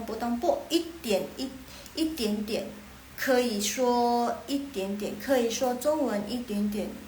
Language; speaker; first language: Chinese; non-native, fluent; Indonesian